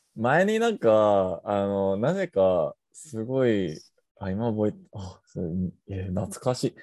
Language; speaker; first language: Japanese; non-native, fluent; English